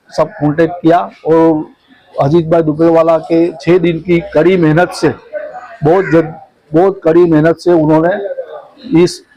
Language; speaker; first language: Hindi; non-native, local second language; Gujarati